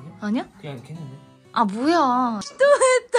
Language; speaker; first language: Russian; non-native, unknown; Korean